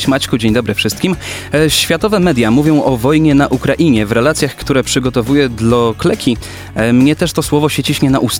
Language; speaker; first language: Polish; native; Polish